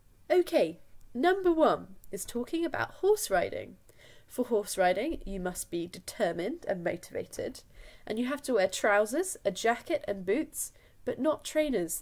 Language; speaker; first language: English; native; English